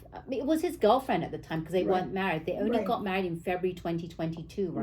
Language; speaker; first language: English; native; English